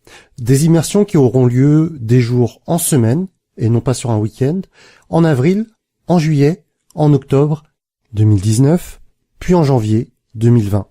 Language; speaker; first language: French; native; French